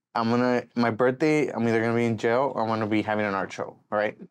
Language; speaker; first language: English; native; English